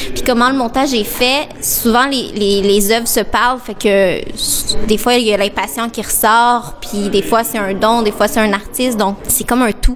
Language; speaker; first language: French; native; French